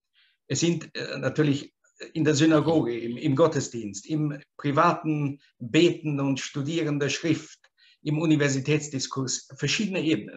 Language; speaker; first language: German; native; German